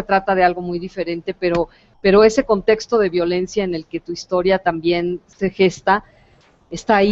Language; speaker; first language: Spanish; native; Spanish